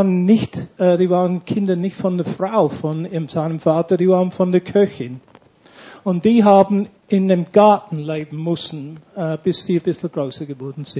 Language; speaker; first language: German; non-native, fluent; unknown